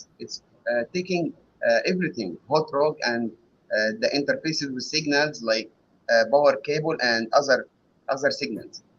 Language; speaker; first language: English; non-native, learner; Arabic